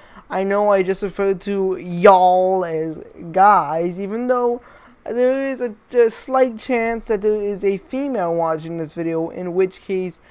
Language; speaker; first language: English; native; English